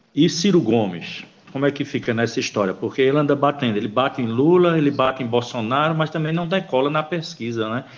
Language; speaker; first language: Portuguese; native; Portuguese